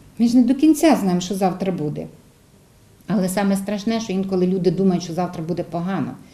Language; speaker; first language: Ukrainian; native; Ukrainian